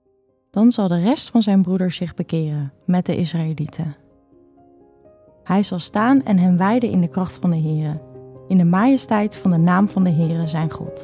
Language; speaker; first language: Dutch; native; Dutch